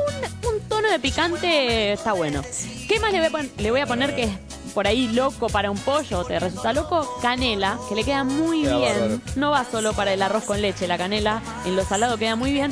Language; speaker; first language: Spanish; native; Spanish